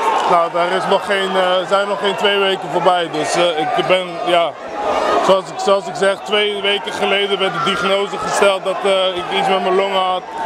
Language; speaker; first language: Dutch; native; Dutch